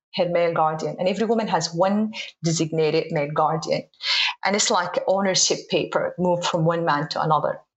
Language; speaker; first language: English; non-native, fluent; Arabic